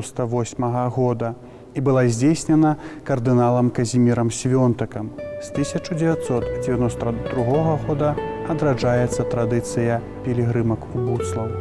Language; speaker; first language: Belarusian; native; Belarusian